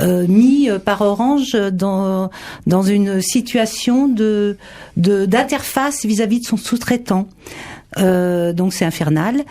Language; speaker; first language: French; native; French